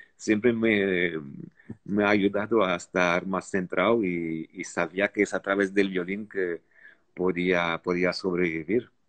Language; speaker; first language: Spanish; non-native, fluent; Arabic